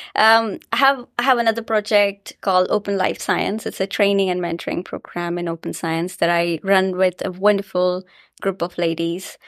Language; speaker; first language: English; non-native, local second language; Hindi